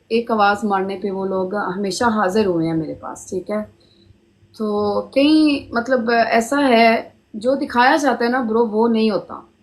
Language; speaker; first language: Urdu; early bilingual, heritage; Hindi